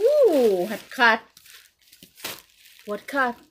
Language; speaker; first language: English; non-native, learner; Thai